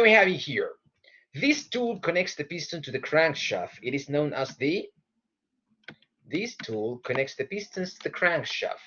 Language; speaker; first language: English; non-native, fluent; Spanish